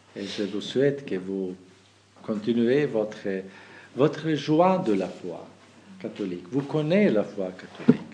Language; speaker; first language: French; non-native, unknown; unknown